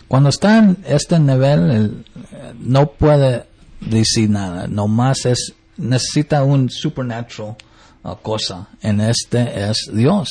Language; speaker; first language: Spanish; early bilingual, heritage; English